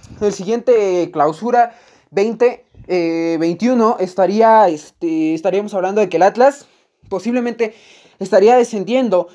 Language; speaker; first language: Spanish; native; Spanish